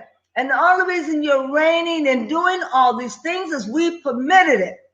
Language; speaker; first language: English; native; English